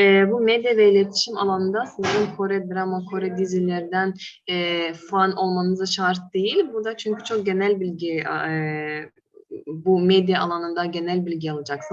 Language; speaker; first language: Turkish; non-native, fluent; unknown